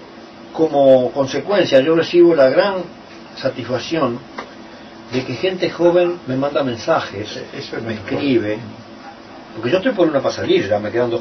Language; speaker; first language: Spanish; native; Spanish